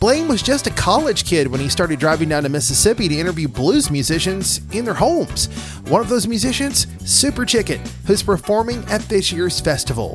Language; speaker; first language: English; native; English